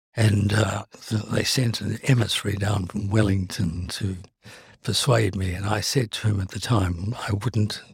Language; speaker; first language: English; native; English